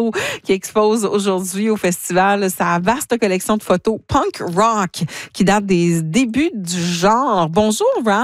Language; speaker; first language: French; native; French